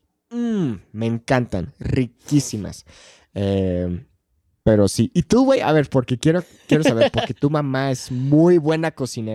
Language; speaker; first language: Spanish; non-native, fluent; English